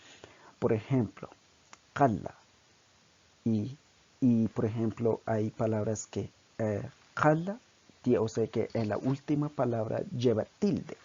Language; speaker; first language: Spanish; non-native, local second language; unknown